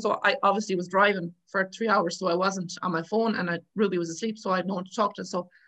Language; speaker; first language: English; native; English